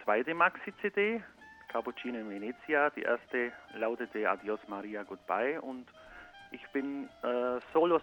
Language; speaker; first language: German; native; German